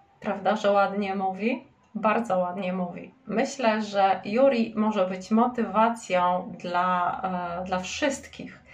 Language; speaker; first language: Polish; native; Polish